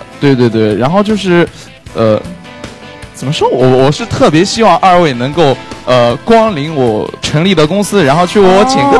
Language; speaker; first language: Chinese; native; Chinese